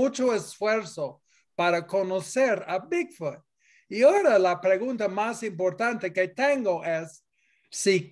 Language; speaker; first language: Spanish; non-native, fluent; English